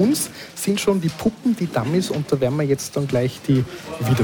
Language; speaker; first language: German; native; German